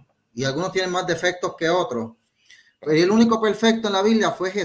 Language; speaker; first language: Spanish; native; Spanish